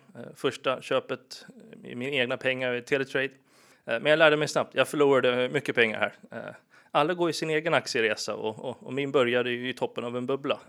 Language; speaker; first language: Swedish; early bilingual, other home language; English